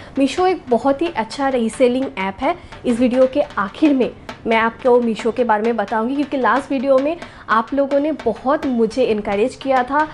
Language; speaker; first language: Hindi; non-native, local second language; Bangla